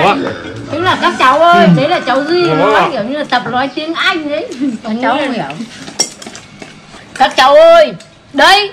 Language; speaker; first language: Vietnamese; native; Vietnamese